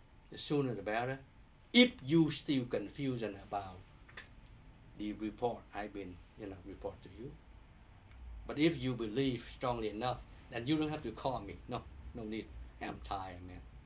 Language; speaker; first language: English; non-native, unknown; Vietnamese